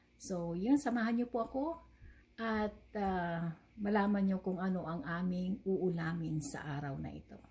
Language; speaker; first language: Filipino; non-native, local second language; Bikol